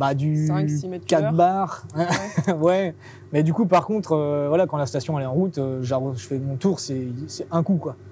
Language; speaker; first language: French; native; French